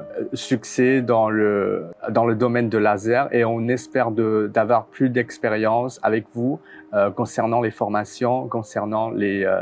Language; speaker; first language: French; non-native, fluent; Chinese